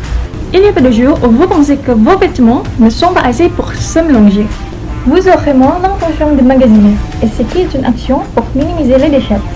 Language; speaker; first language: French; non-native, learner; Indonesian